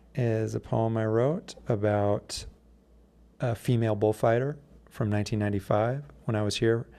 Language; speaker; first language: English; native; English